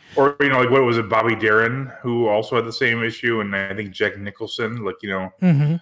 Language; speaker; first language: English; early bilingual, other home language; Lithuanian